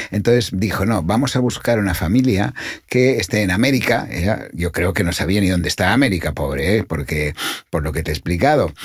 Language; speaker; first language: Spanish; non-native, local second language; Catalan